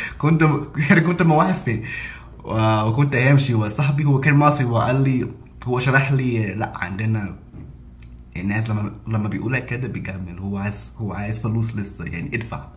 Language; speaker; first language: Egyptian Arabic; non-native, fluent; English